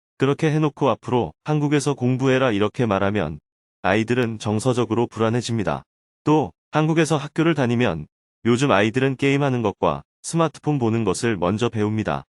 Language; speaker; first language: Korean; native; Korean